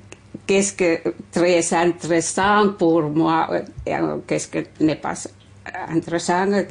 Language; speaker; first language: French; non-native, learner; Finnish